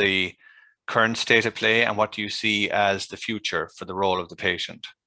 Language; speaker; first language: English; native; English